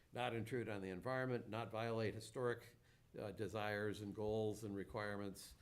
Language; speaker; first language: English; native; English